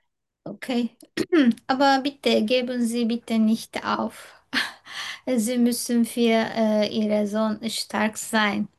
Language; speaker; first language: German; non-native, learner; Turkish